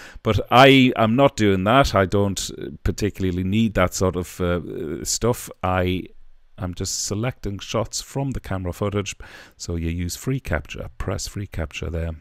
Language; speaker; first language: English; native; English